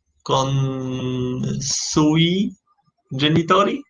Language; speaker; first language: Italian; non-native, learner; Polish